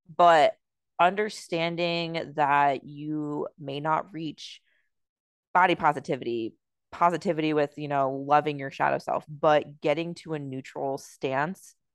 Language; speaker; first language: English; native; English